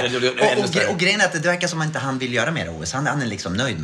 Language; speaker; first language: Swedish; native; Swedish